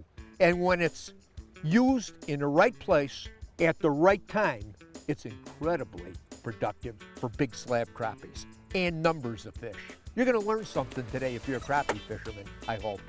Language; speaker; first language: English; native; English